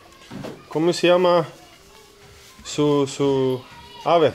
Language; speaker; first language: Spanish; non-native, learner; English